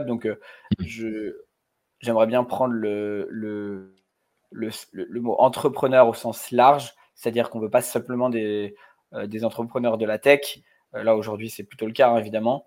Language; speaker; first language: French; native; French